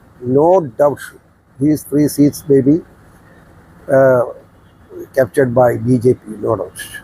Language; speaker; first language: English; non-native, local second language; Malayalam